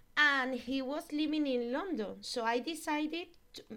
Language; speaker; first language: English; non-native, learner; Spanish